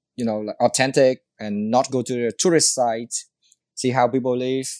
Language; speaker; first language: English; non-native, learner; Vietnamese